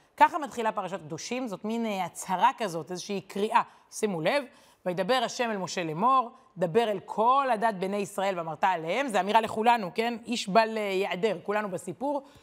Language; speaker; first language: Hebrew; native; Hebrew